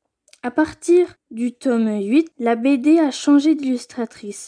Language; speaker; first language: French; native; French